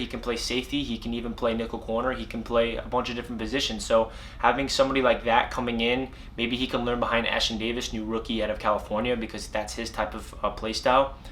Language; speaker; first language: English; native; English